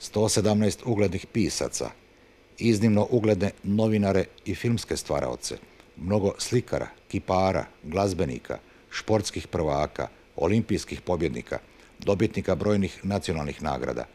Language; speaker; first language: Bosnian; native; Bosnian